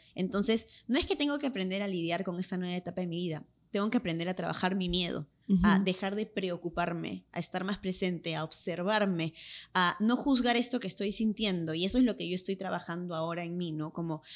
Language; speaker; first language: Spanish; native; Spanish